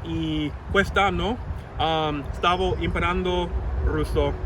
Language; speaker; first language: Italian; non-native, fluent; English